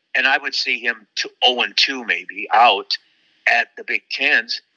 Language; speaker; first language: English; native; English